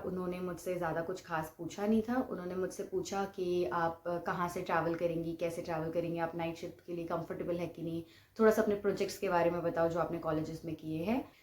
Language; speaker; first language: Hindi; non-native, local second language; Bangla